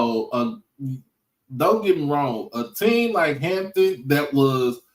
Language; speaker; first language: English; native; English